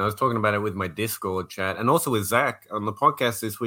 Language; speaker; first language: English; native; English